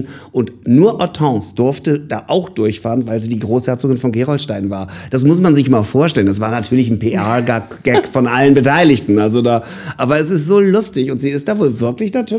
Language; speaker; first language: German; native; German